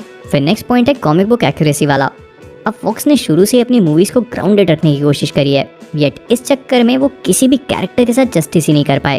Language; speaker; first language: Hindi; native; Hindi